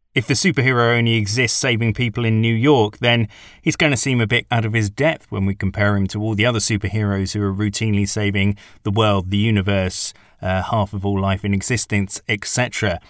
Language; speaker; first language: English; native; English